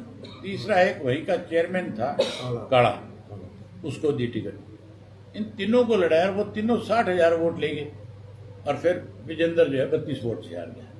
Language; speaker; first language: Hindi; native; Hindi